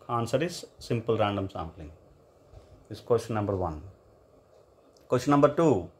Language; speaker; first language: English; non-native, local second language; Telugu